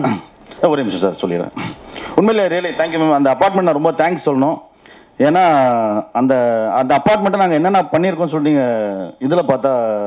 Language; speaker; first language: Tamil; native; Tamil